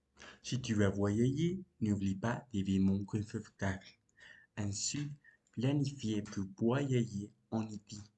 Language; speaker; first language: French; non-native, learner; Spanish